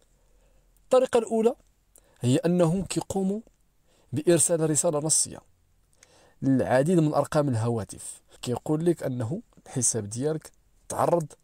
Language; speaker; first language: Arabic; native; Arabic